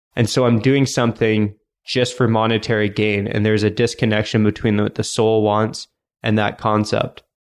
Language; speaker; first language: English; native; English